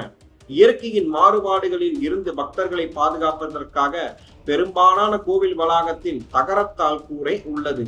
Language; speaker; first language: Tamil; native; Tamil